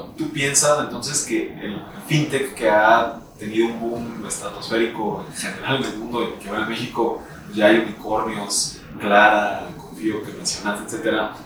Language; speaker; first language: Spanish; native; Spanish